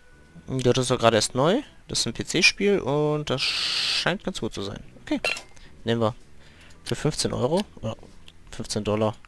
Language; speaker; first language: German; native; German